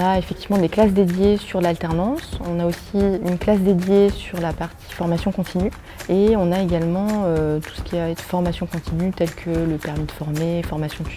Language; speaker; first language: French; native; French